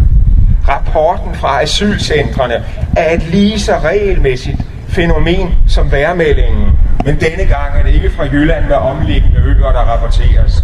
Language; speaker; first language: Danish; native; Danish